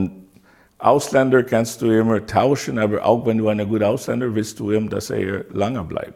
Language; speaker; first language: German; non-native, learner; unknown